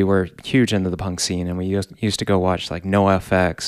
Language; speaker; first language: English; native; English